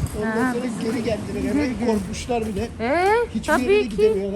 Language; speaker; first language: Turkish; native; Turkish